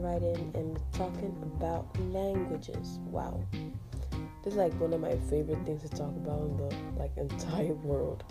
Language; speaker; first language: English; native; English